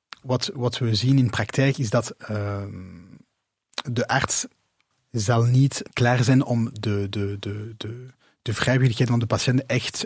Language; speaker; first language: Dutch; non-native, local second language; French